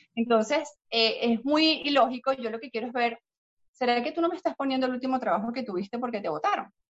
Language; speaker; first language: Spanish; native; Spanish